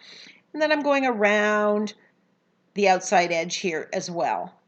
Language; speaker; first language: English; native; English